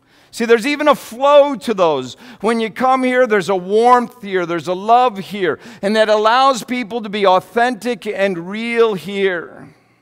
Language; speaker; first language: English; native; English